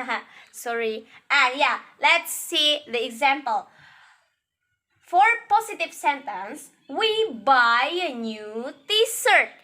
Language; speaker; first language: English; non-native, learner; Indonesian